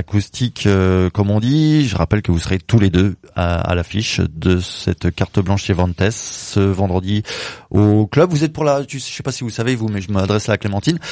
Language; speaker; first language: French; native; French